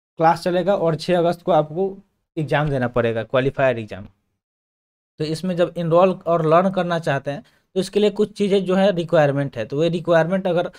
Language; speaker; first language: Hindi; native; Hindi